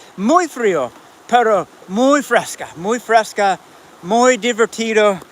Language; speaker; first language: Spanish; non-native, learner; English